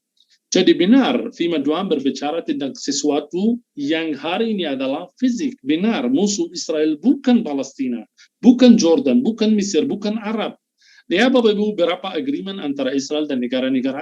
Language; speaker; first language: Indonesian; non-native, fluent; Arabic